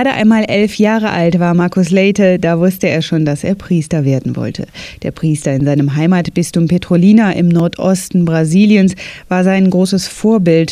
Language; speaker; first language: German; native; German